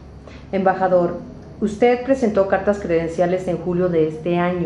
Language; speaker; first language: Spanish; native; Spanish